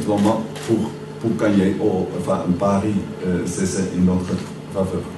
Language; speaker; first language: French; non-native, learner; Dutch